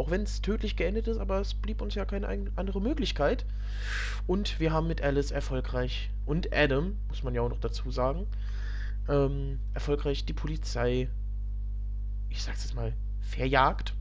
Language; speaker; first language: German; native; German